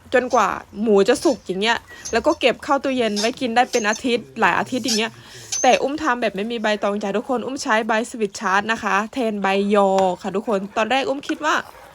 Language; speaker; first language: Thai; native; Thai